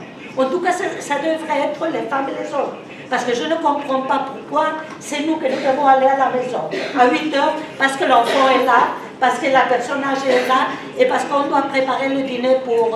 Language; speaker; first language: French; non-native, fluent; Spanish